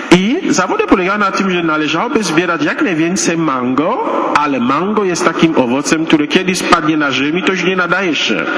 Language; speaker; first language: Polish; non-native, fluent; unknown